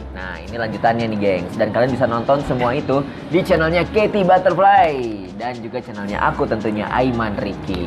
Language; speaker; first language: Indonesian; native; Indonesian